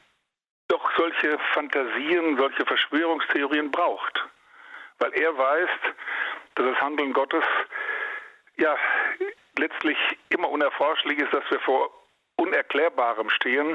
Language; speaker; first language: German; native; German